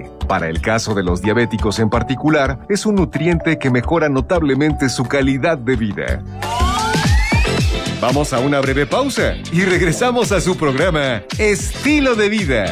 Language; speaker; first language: Spanish; native; Spanish